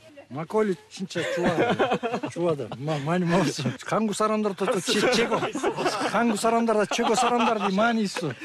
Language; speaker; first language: Korean; non-native, learner; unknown